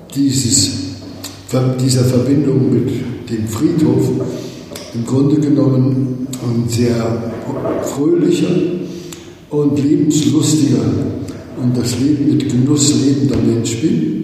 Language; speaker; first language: German; native; German